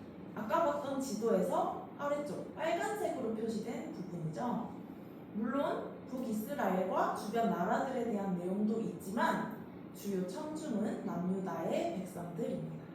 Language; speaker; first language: Korean; native; Korean